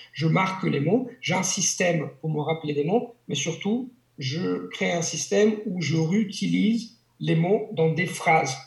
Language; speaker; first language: French; non-native, fluent; Italian